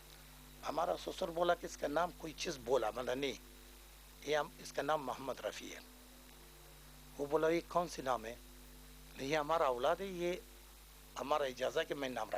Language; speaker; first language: Hindi; non-native, learner; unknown